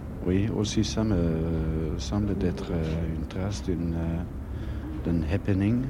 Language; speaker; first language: French; non-native, fluent; German